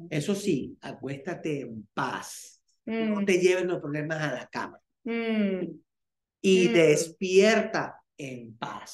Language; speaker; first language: Spanish; native; Spanish